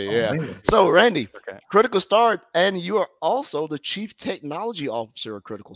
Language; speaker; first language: English; native; English